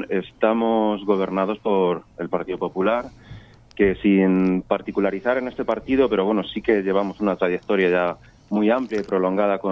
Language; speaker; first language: Spanish; native; Spanish